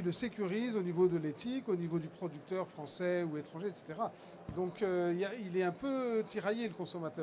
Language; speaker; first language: French; native; French